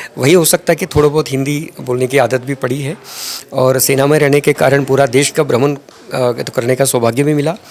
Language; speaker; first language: Hindi; non-native, local second language; Telugu